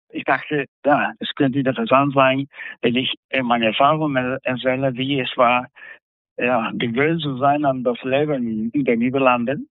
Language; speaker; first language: German; non-native, fluent; Spanish